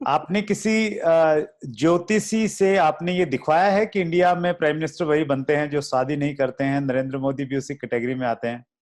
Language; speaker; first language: Hindi; native; Hindi